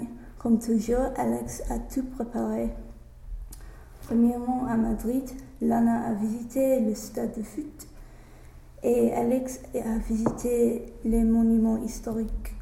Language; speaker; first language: French; non-native, learner; English